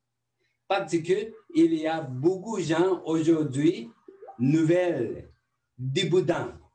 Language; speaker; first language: French; non-native, learner; Tibetan